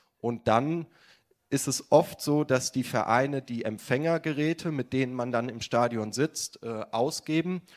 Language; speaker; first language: German; native; German